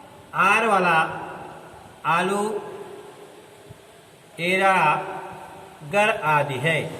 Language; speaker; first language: Hindi; native; Hindi